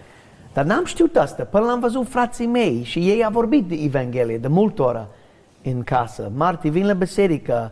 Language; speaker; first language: Romanian; early bilingual, heritage; English